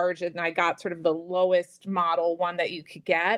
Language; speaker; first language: English; native; English